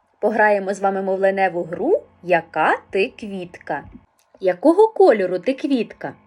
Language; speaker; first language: Ukrainian; native; Ukrainian